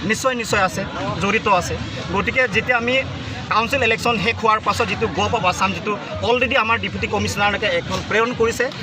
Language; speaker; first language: Assamese; non-native, local second language; Karbi